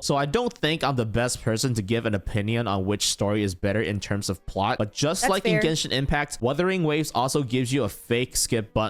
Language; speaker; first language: English; native; English